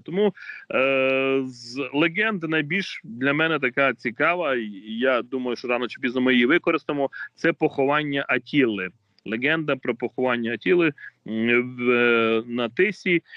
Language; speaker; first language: Ukrainian; native; Ukrainian